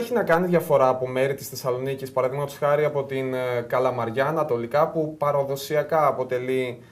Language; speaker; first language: Greek; native; Greek